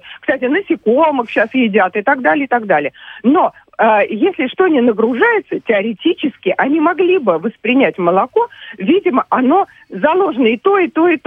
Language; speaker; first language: Russian; native; Russian